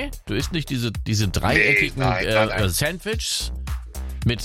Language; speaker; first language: German; native; German